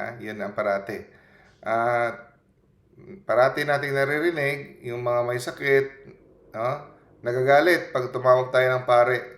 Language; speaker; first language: Filipino; non-native, local second language; Cebuano